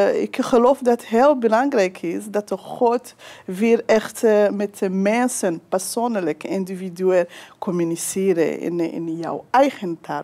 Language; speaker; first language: Dutch; non-native, fluent; Kinyarwanda